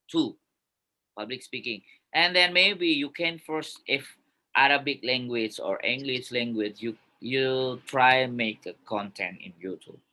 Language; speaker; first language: English; non-native, learner; Indonesian